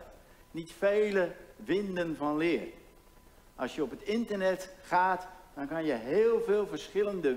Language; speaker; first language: Dutch; native; Dutch